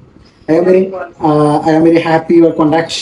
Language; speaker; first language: English; non-native, local second language; Malayalam